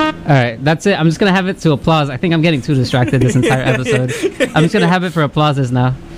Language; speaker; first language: English; early bilingual, other home language; Spanish